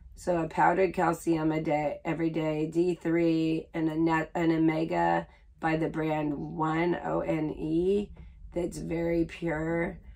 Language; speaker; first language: English; native; English